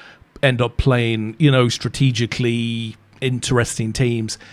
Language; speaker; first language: English; native; English